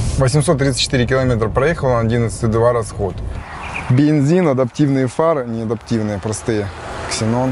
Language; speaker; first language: Russian; native; Russian